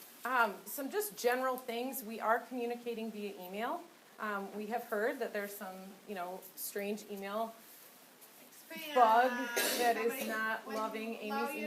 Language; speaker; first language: English; native; English